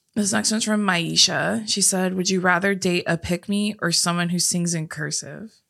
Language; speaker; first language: English; native; English